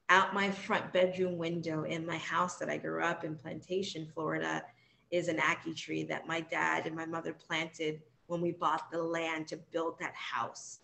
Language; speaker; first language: English; native; English